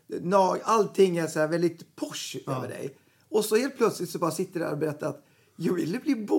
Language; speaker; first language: Swedish; native; Swedish